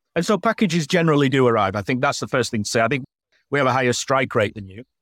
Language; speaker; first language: English; native; English